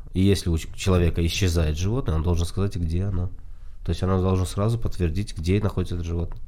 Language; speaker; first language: Russian; non-native, local second language; Tajik